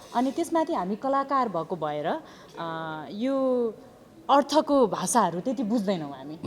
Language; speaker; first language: Nepali; native; Nepali